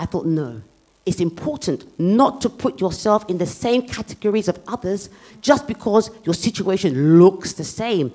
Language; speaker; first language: English; native; English